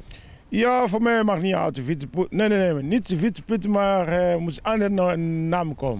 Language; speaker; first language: Dutch; non-native, learner; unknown